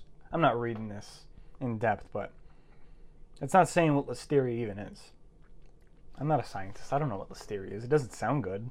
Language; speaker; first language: English; native; English